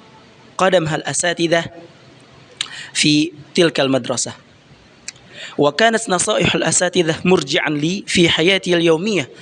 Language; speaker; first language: Arabic; non-native, fluent; Indonesian